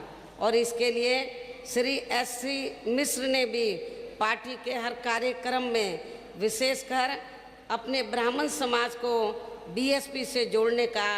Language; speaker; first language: Hindi; native; Hindi